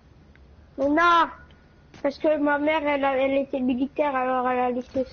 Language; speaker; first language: French; native; French